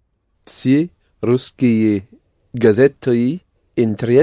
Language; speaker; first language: Russian; non-native, learner; English